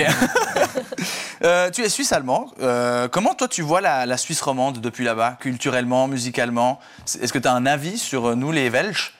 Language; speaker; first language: French; native; French